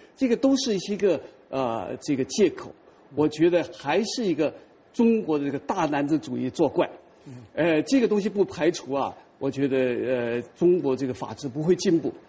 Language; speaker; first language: Chinese; native; Chinese